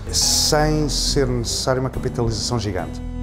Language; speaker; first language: Portuguese; native; Portuguese